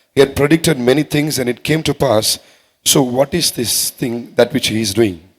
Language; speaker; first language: English; non-native, local second language; Tamil